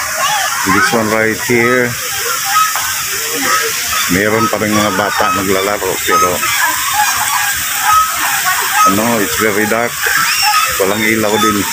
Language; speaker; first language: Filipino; non-native, local second language; Cebuano